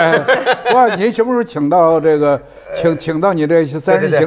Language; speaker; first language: Chinese; native; Chinese